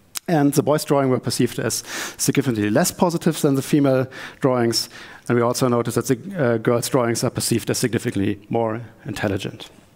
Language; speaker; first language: English; non-native, fluent; German